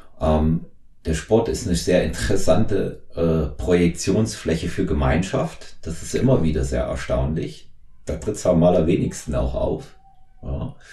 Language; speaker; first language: German; native; German